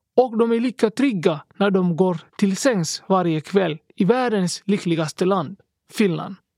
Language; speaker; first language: Swedish; early bilingual, other home language; Somali